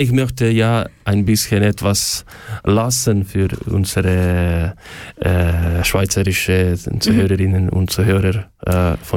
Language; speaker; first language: German; non-native, learner; Ukrainian